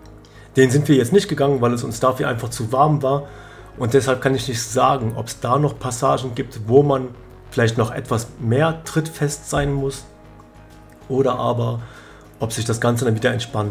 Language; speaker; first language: German; native; German